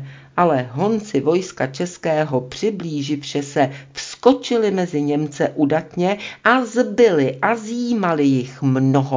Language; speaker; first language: Czech; native; Czech